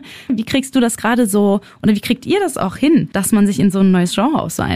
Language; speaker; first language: German; native; German